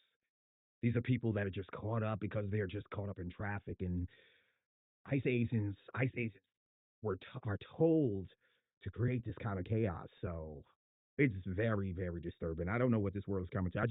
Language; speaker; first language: English; native; English